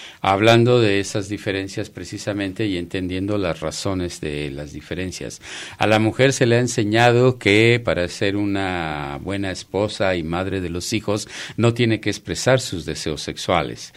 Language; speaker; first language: Spanish; native; Spanish